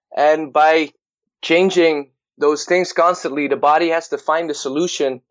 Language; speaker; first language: English; non-native, fluent; Dutch